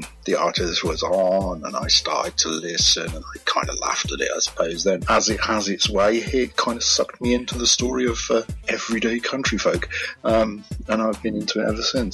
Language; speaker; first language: English; non-native, local second language; Polish